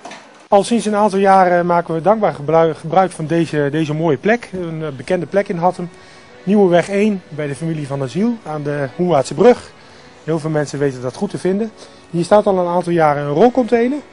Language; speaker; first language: Dutch; native; Dutch